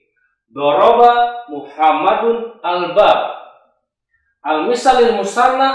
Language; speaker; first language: Arabic; non-native, fluent; Indonesian